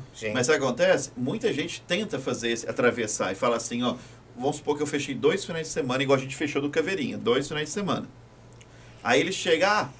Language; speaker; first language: Portuguese; native; Portuguese